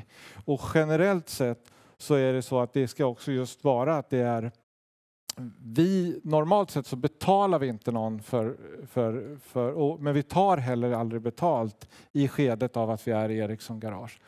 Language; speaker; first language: Swedish; native; Swedish